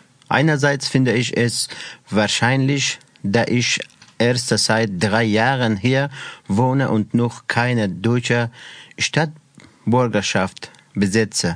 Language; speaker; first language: German; non-native, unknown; Persian